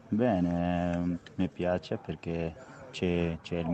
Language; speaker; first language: Italian; non-native, fluent; Portuguese